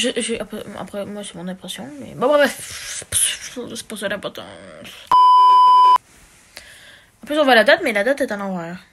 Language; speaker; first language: French; native; French